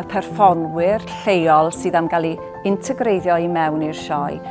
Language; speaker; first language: Welsh; native; Welsh